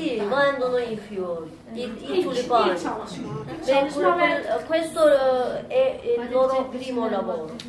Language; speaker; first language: Italian; non-native, learner; Turkish